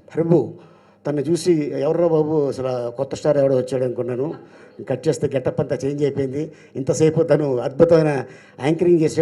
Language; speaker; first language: Telugu; native; Telugu